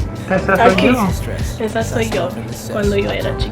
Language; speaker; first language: Spanish; non-native, learner; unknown